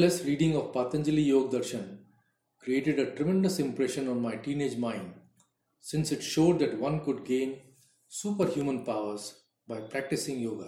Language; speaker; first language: English; non-native, local second language; Hindi